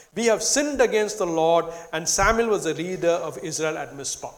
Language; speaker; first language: English; non-native, local second language; Tamil